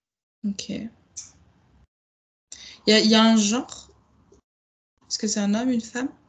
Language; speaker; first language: French; native; French